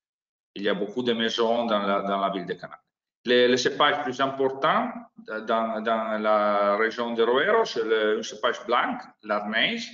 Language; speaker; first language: French; non-native, learner; Italian